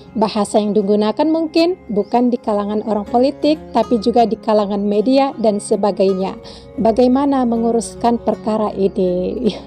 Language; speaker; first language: Indonesian; native; Indonesian